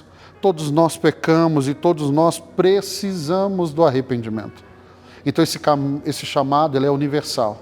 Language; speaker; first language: Portuguese; native; Portuguese